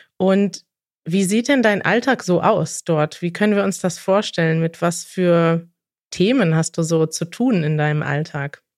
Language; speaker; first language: German; native; German